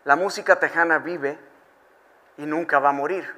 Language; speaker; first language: Spanish; early bilingual, other home language; English